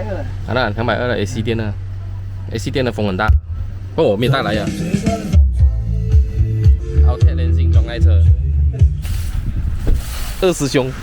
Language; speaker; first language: Chinese; native; Chinese